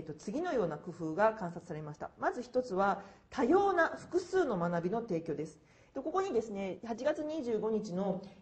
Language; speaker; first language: Japanese; native; Japanese